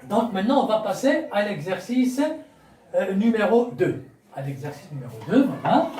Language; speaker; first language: French; non-native, local second language; Arabic